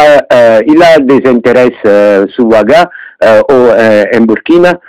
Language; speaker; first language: French; non-native, learner; Italian